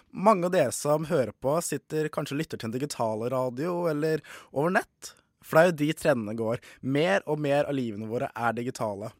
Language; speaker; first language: Norwegian; native; Norwegian